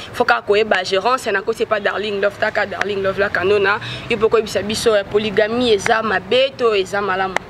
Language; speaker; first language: Lingala; native; Lingala